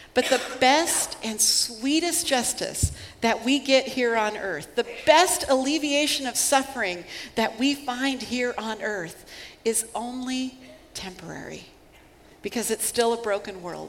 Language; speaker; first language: English; native; English